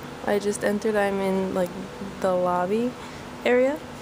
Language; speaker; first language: English; native; English